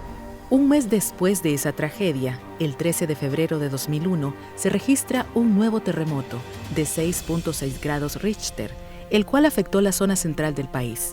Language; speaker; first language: Spanish; native; Spanish